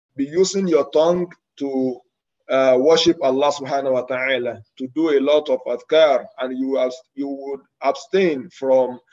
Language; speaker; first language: English; non-native, local second language; Yoruba